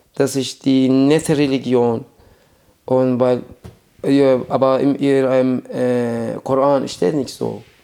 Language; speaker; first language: German; non-native, learner; Persian